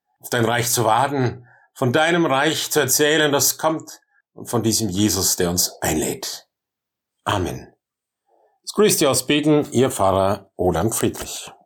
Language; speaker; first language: German; native; German